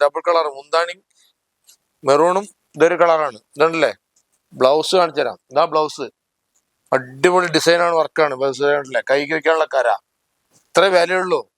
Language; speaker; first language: Malayalam; native; Malayalam